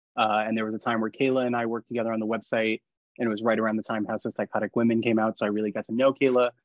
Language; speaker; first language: English; native; English